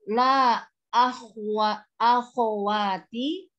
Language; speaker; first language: Arabic; non-native, learner; Indonesian